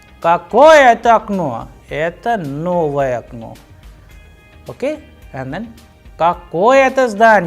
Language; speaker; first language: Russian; non-native, fluent; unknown